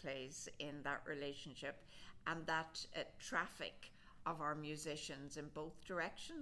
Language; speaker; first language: English; native; English